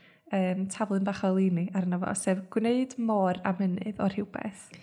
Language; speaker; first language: Welsh; native; Welsh